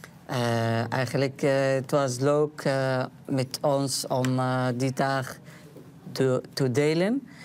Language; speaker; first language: Dutch; non-native, learner; Arabic